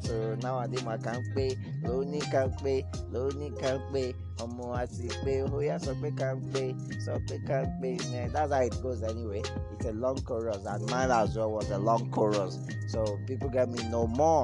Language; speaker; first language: English; non-native, local second language; Yoruba